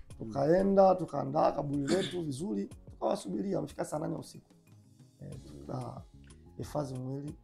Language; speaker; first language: Swahili; native; Swahili